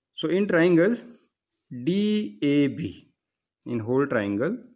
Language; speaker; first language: English; non-native, local second language; Punjabi